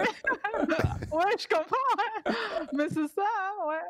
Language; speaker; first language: French; non-native, fluent; Bulgarian